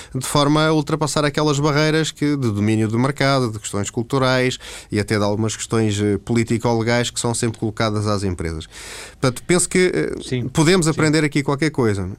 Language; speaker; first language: Portuguese; native; Portuguese